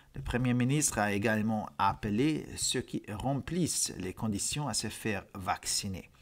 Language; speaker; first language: French; non-native, fluent; Hungarian